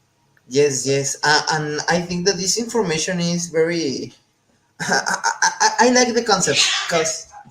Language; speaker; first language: English; non-native, learner; Spanish